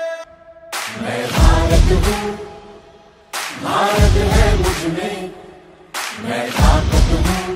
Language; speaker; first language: Hindi; non-native, local second language; Bangla